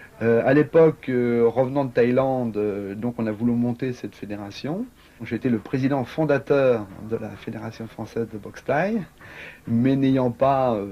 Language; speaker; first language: French; native; French